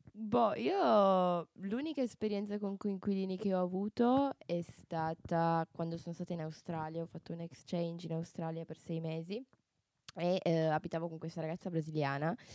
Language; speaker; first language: Italian; native; Italian